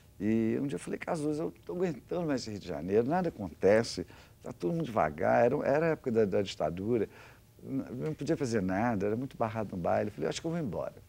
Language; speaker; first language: Portuguese; native; Portuguese